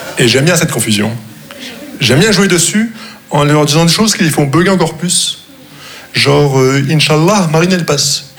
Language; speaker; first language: French; non-native, local second language; Arabic